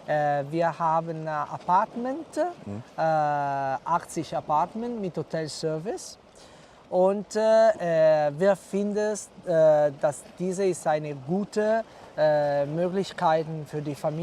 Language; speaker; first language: German; non-native, fluent; Italian